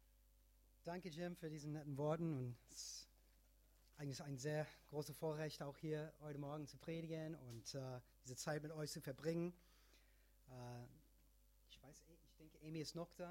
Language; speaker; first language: German; non-native, fluent; English